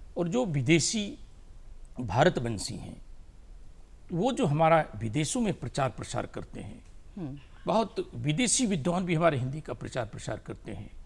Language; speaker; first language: Hindi; native; Hindi